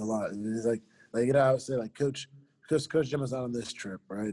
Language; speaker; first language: English; native; English